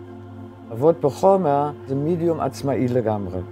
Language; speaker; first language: Hebrew; non-native, fluent; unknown